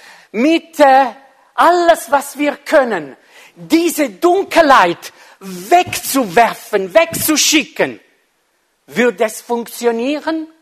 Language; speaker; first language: German; non-native, fluent; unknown